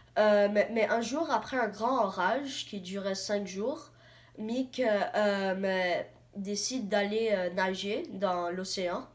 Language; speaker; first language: French; non-native, learner; English